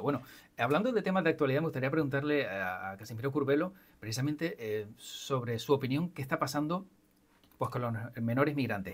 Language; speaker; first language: Spanish; native; Spanish